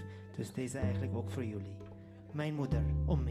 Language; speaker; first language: Dutch; non-native, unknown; Arabic